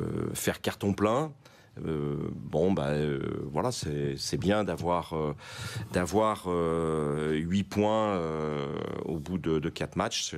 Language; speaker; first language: French; native; French